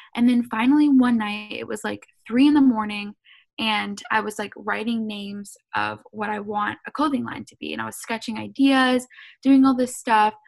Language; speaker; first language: English; native; English